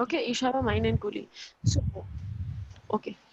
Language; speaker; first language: German; non-native, fluent; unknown